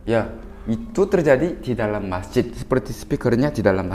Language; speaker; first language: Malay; non-native, fluent; Korean